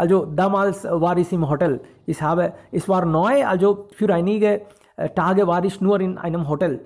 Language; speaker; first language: German; non-native, fluent; Hindi